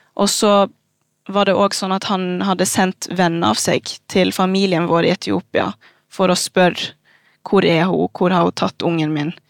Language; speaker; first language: Norwegian; early bilingual, other home language; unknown